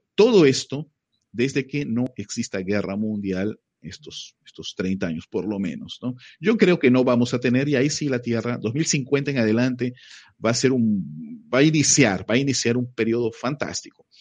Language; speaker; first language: Spanish; native; Spanish